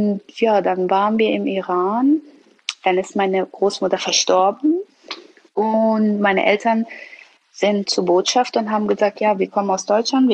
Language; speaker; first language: German; early bilingual, other home language; Persian